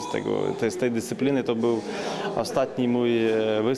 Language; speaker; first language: Polish; non-native, learner; Ukrainian